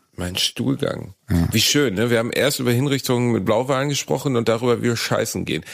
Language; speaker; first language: German; native; German